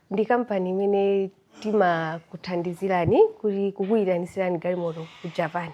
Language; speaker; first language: Nyanja; non-native, local second language; Tumbuka